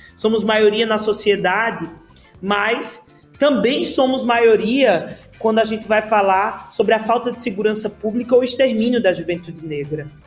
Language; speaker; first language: Portuguese; native; Portuguese